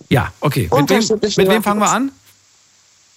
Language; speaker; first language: German; native; German